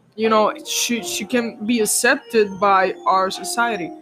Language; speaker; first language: English; non-native, learner; Spanish